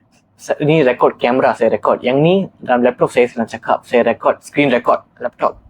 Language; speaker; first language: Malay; non-native, local second language; Tamil